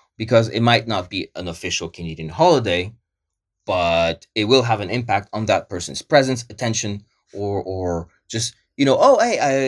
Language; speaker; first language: English; early bilingual, other home language; Polish